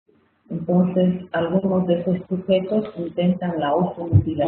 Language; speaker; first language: Spanish; native; Spanish